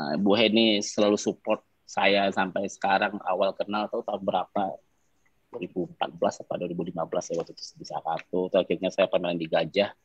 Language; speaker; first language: Indonesian; non-native, local second language; Minangkabau